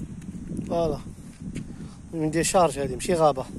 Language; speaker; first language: Arabic; native; Arabic